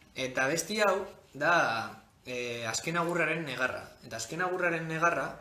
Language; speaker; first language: Basque; non-native, local second language; Spanish